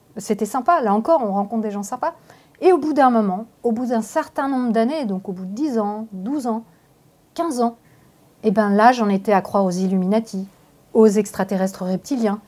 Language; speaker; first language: French; native; French